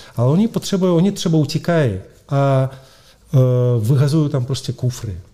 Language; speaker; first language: Czech; non-native, fluent; Russian